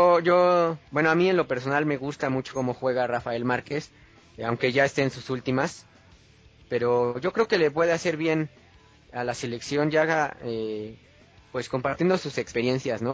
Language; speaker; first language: Spanish; native; Spanish